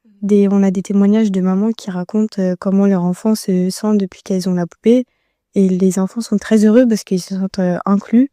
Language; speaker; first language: French; native; French